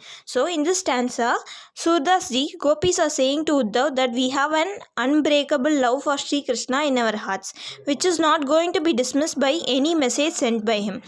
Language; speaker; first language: English; non-native, local second language; Hindi